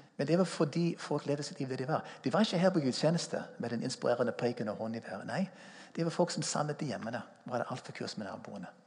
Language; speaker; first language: Norwegian; non-native, fluent; English